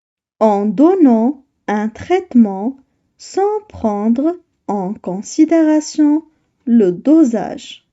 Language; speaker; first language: French; non-native, local second language; Arabic